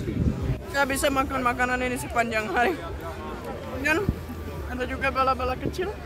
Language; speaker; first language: Indonesian; non-native, fluent; Czech